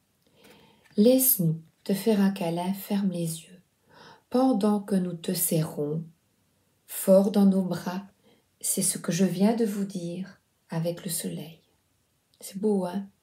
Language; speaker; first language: French; native; French